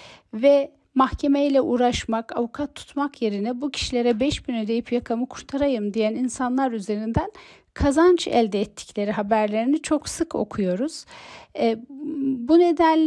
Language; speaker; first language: Turkish; native; Turkish